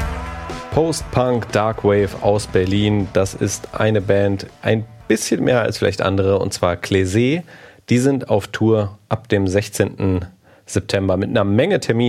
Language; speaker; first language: German; native; German